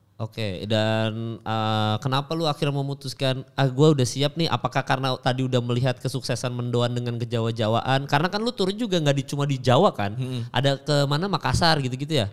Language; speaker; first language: Indonesian; native; Indonesian